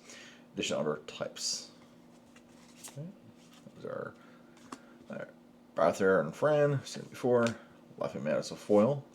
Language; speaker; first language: English; native; English